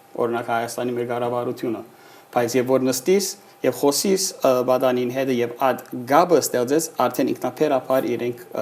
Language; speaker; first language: Armenian; early bilingual, heritage; Armenian